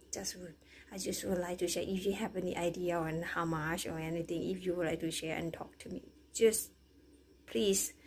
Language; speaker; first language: English; non-native, learner; Thai